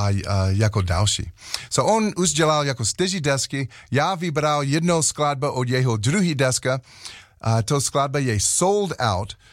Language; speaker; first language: Czech; non-native, learner; English